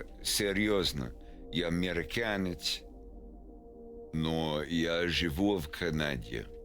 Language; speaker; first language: Russian; non-native, learner; English